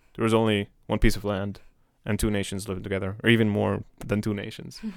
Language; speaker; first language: English; non-native, fluent; Arabic